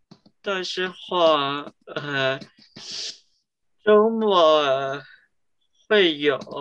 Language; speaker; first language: Chinese; early bilingual, heritage; Cantonese